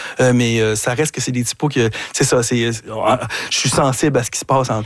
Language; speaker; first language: French; native; French